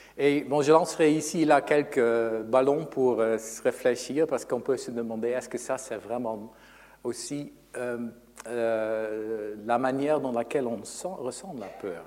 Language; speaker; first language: French; non-native, fluent; Dutch